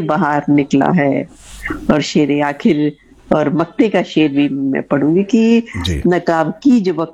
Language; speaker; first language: Hindi; native; Hindi